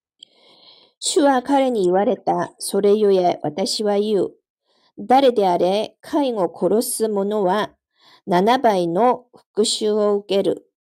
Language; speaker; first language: Japanese; non-native, fluent; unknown